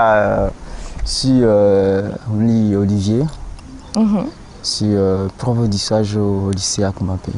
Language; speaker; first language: French; non-native, local second language; Ewe